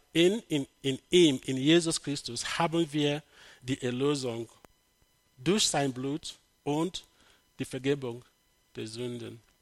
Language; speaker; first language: German; non-native, fluent; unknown